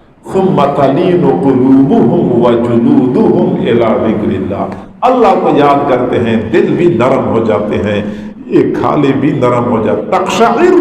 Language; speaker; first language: Urdu; native; Urdu